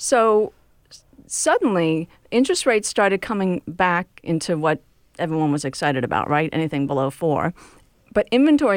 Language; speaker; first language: English; native; English